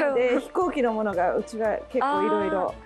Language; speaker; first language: Japanese; native; Japanese